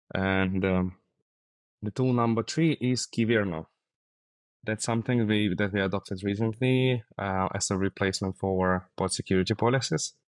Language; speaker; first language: English; non-native, fluent; Russian